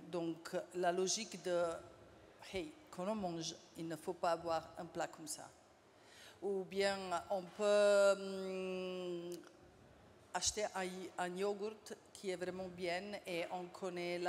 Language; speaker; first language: French; non-native, fluent; Slovenian